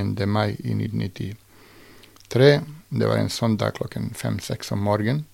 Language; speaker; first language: Norwegian; non-native, fluent; Bosnian